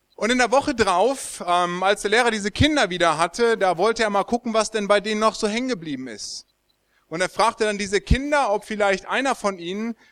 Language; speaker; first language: German; native; German